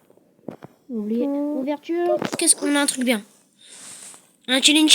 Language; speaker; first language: French; native; French